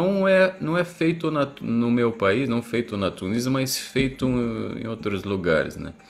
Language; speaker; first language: Portuguese; non-native, fluent; Arabic